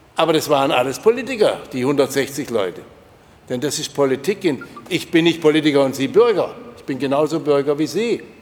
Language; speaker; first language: German; native; German